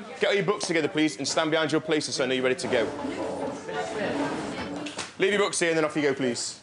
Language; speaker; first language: English; native; English